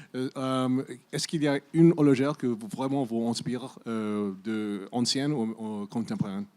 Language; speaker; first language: French; non-native, learner; English